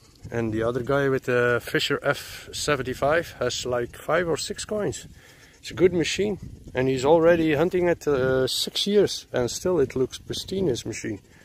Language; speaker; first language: English; non-native, fluent; Dutch